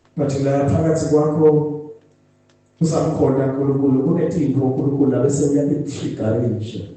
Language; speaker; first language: Zulu; non-native, local second language; Swati